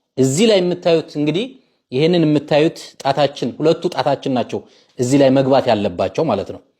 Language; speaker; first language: Amharic; native; Amharic